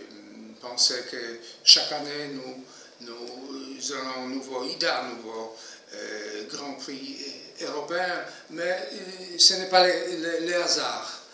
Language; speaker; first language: French; non-native, fluent; Polish